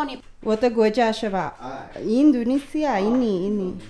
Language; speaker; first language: Chinese; non-native, learner; Indonesian